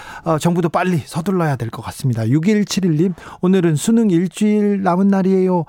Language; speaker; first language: Korean; native; Korean